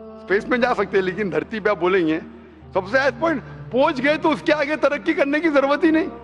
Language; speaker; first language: Hindi; non-native, local second language; Konkani